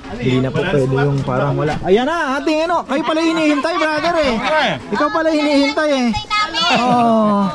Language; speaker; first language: Filipino; non-native, local second language; Bikol